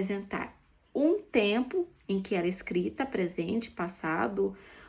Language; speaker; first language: Portuguese; native; Portuguese